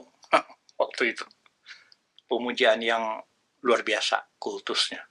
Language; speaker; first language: Indonesian; native; Indonesian